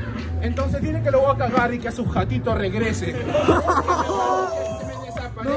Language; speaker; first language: Spanish; native; Spanish